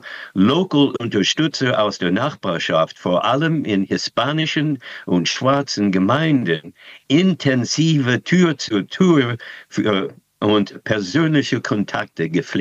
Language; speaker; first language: German; non-native, fluent; English